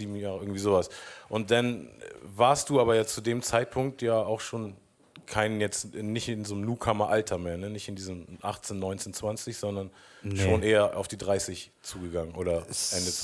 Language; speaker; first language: German; native; German